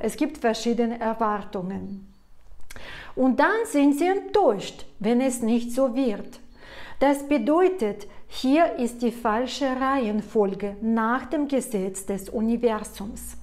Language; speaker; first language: German; non-native, fluent; Russian